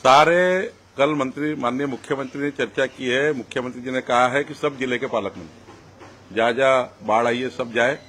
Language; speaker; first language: Hindi; non-native, local second language; Marathi